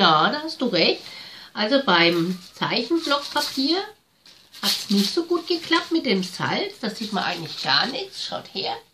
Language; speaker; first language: German; native; German